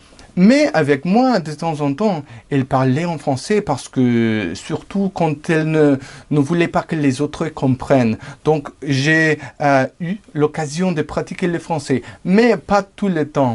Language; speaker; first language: French; non-native, fluent; English